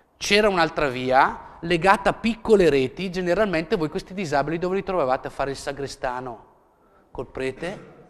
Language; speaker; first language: Italian; native; Italian